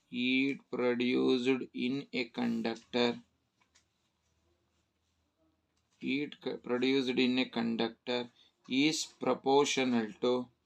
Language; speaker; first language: English; non-native, local second language; Kannada